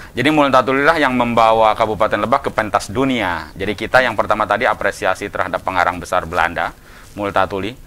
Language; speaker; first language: Indonesian; native; Indonesian